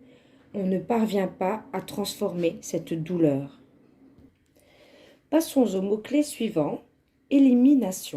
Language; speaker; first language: French; native; French